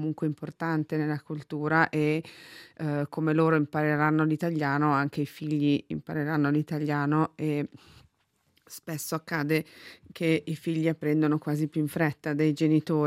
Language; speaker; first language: Italian; native; Italian